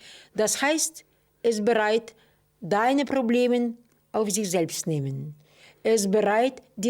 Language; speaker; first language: German; non-native, fluent; Russian